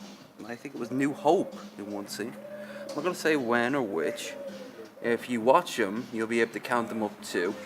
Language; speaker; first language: English; native; English